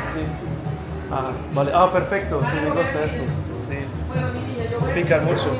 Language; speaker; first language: Spanish; non-native, learner; English